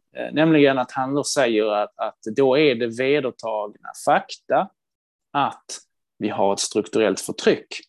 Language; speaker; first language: Swedish; early bilingual, other home language; Hebrew